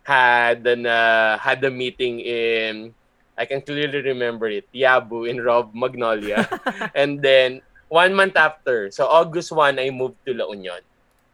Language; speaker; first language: English; non-native, local second language; Filipino